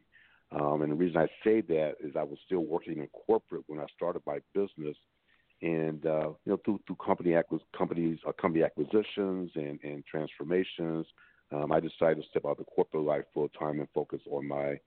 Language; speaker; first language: English; native; English